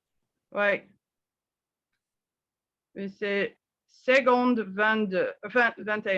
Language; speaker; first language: French; non-native, fluent; English